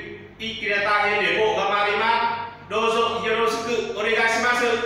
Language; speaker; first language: Japanese; non-native, learner; Vietnamese